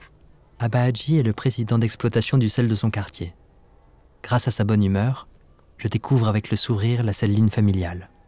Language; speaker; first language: French; native; French